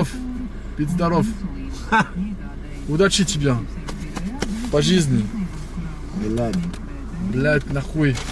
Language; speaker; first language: Russian; non-native, learner; French